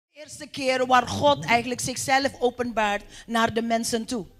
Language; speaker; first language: Dutch; non-native, fluent; Indonesian